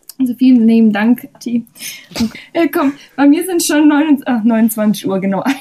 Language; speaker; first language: German; native; German